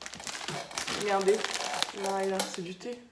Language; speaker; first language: French; native; French